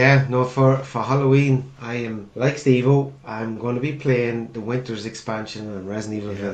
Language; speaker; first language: English; native; English